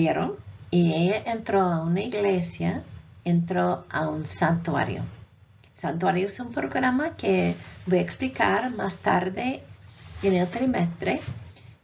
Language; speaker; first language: Spanish; non-native, fluent; English